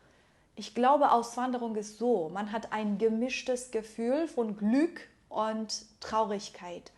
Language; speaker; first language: German; non-native, fluent; Persian